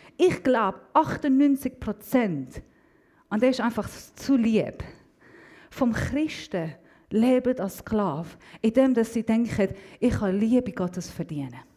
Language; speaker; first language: German; non-native, fluent; Persian